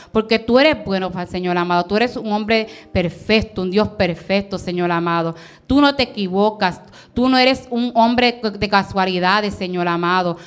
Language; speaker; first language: Spanish; early bilingual, heritage; Spanish